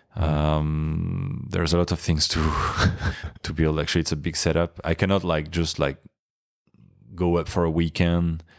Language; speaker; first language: English; non-native, fluent; French